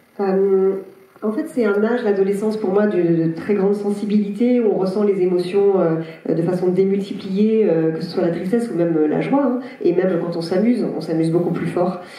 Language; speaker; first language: French; native; French